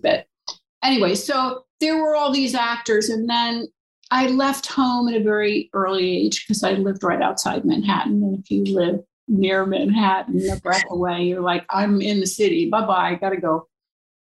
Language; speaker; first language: English; native; English